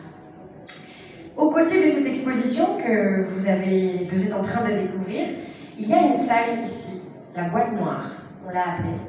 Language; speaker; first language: French; native; French